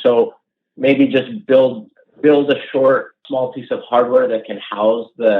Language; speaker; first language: English; native; English